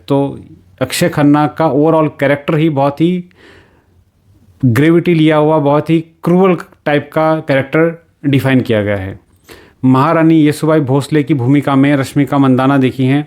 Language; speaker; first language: Hindi; native; Hindi